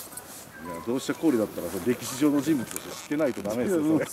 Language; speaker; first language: Japanese; native; Japanese